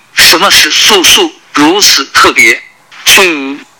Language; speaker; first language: Chinese; native; Chinese